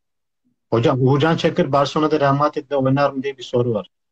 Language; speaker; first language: Turkish; native; Turkish